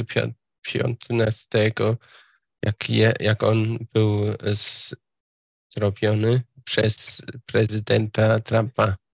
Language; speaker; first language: Polish; non-native, fluent; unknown